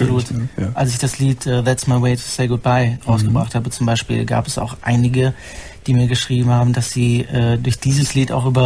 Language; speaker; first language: German; native; German